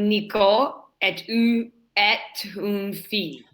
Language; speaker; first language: French; non-native, learner; English